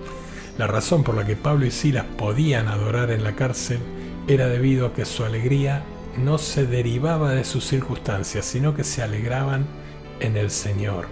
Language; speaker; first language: Spanish; native; Spanish